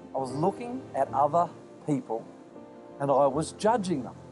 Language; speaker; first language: English; native; English